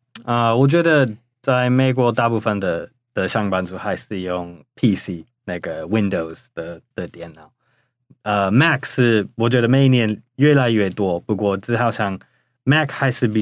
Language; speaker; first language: Chinese; non-native, fluent; English